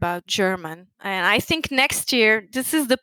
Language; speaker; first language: English; non-native, fluent; Italian